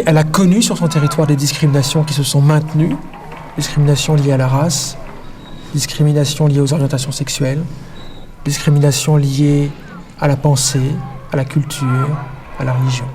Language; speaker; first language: French; native; French